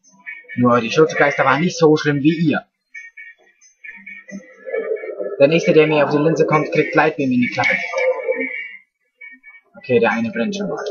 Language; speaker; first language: German; native; German